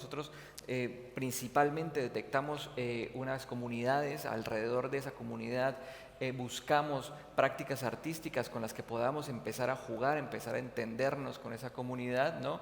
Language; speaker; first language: Spanish; native; Spanish